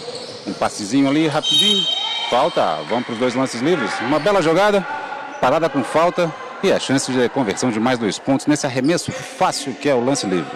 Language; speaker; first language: Portuguese; native; Portuguese